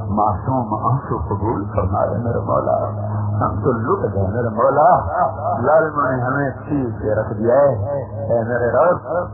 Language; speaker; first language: Urdu; non-native, local second language; Punjabi